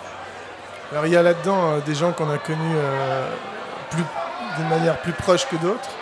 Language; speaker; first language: French; native; French